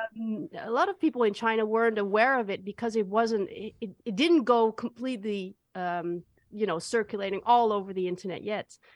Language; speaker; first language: English; non-native, fluent; Dutch